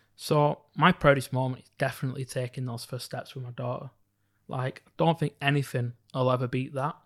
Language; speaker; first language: English; native; English